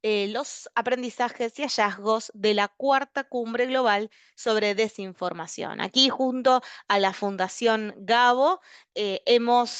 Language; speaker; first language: Spanish; native; Spanish